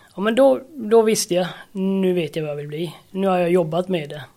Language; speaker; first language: Swedish; native; Swedish